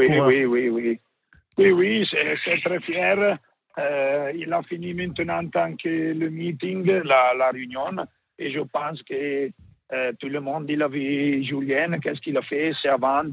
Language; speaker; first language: French; non-native, learner; Italian